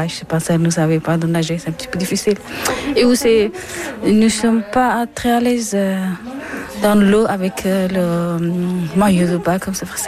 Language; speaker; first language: French; non-native, learner; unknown